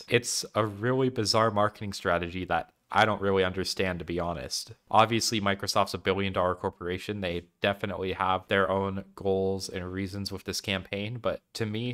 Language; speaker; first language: English; native; English